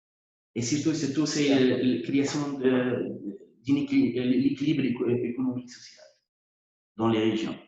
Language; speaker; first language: French; non-native, local second language; Arabic